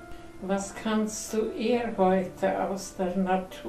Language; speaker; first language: German; non-native, fluent; Czech